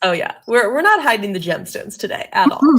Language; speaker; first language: English; native; English